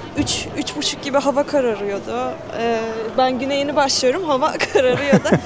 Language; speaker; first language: Turkish; native; Turkish